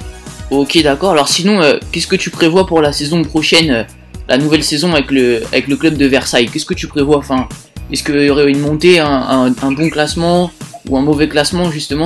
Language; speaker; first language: French; native; French